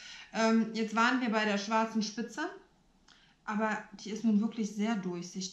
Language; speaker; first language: German; native; German